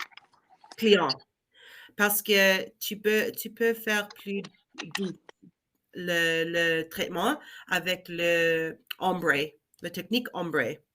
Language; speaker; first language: French; non-native, learner; English